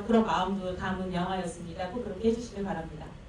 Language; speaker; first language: Korean; native; Korean